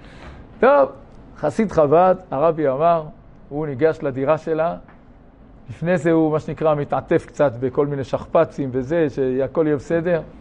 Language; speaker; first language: Hebrew; native; Hebrew